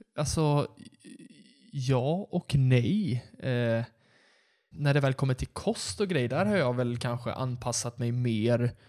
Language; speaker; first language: Swedish; native; Swedish